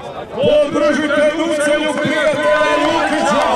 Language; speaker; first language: Serbian; native; Serbian